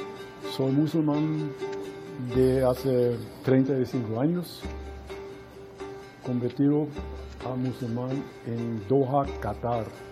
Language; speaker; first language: Spanish; non-native, fluent; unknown